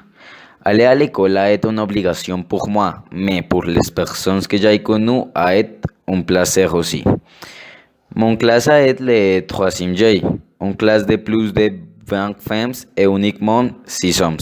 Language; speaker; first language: French; non-native, learner; Spanish